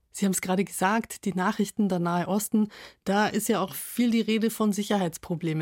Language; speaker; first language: German; native; German